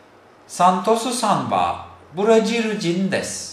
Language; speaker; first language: Japanese; non-native, fluent; Turkish